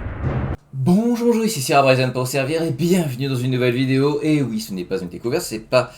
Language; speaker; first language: French; native; French